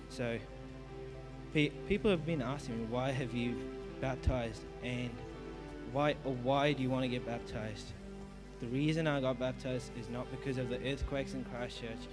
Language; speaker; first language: English; native; English